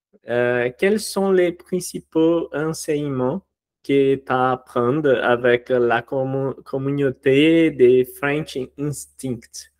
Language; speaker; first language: French; non-native, learner; Portuguese